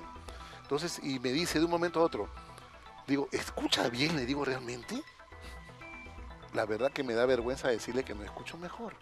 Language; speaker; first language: Spanish; native; Spanish